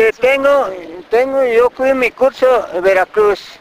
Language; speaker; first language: Spanish; non-native, local second language; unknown